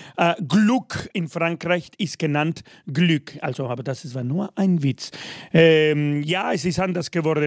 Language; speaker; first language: German; non-native, fluent; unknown